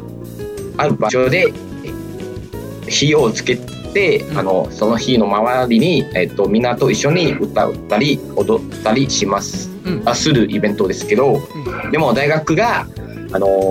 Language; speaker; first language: Japanese; non-native, fluent; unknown